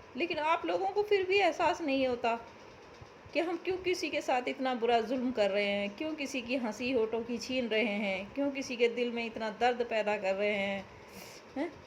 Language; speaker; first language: Urdu; native; Urdu